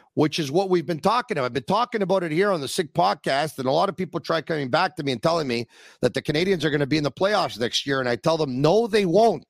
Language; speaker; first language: English; native; English